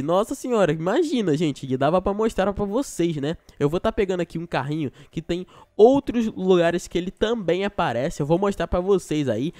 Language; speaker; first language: Portuguese; native; Portuguese